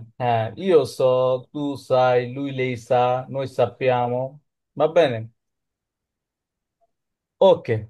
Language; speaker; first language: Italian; non-native, learner; Bangla